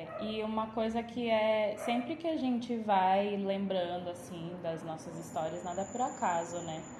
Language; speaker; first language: Portuguese; early bilingual, heritage; Portuguese